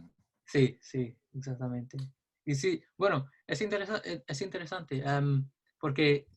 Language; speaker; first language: Spanish; non-native, learner; English